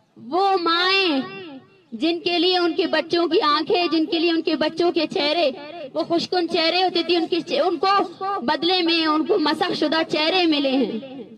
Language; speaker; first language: Urdu; non-native, local second language; Baluchi